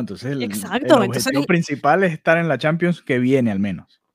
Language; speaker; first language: Spanish; native; Spanish